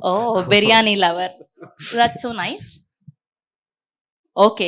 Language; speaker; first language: Telugu; native; Telugu